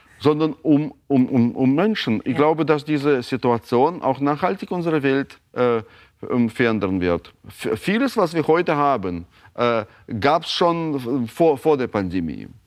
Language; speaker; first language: German; non-native, fluent; Russian